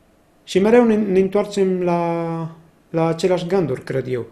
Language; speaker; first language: Romanian; non-native, fluent; Spanish